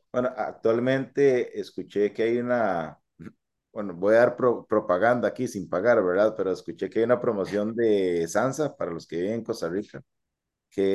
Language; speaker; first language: Spanish; native; Spanish